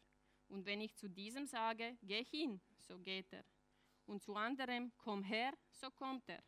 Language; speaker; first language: German; non-native, fluent; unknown